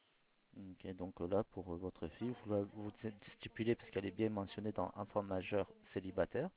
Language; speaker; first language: French; native; French